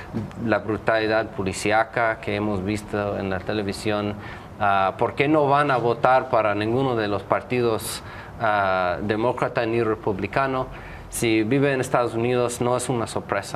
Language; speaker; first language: Spanish; non-native, fluent; English